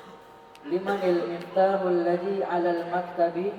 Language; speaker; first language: Indonesian; native; Indonesian